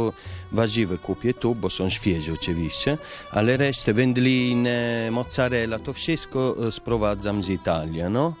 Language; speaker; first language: Polish; non-native, fluent; Italian